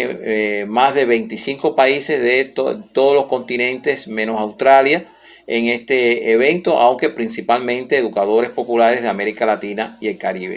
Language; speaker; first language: Spanish; native; Spanish